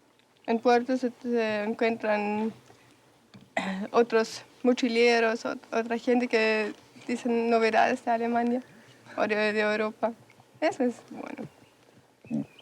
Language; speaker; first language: Spanish; non-native, fluent; German